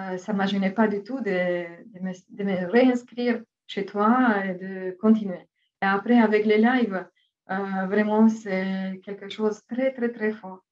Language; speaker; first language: French; non-native, fluent; Romanian